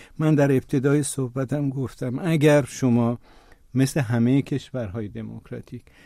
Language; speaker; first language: Persian; non-native, local second language; Azerbaijani